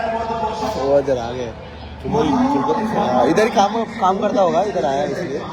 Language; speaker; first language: Hindi; non-native, local second language; Bangla